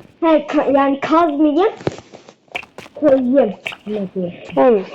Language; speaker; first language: Turkish; native; Turkish